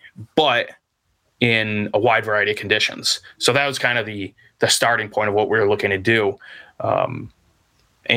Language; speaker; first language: English; native; English